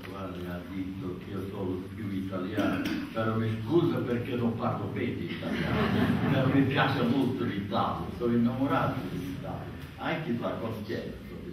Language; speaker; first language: Italian; non-native, fluent; Portuguese